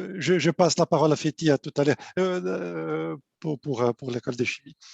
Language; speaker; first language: French; non-native, fluent; Portuguese